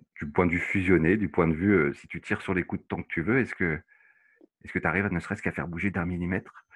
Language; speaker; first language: French; native; French